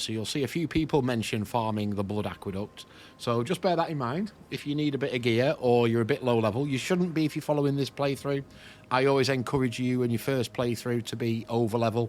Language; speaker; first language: English; native; English